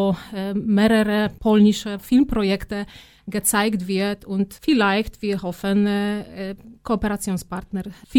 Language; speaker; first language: German; non-native, fluent; Polish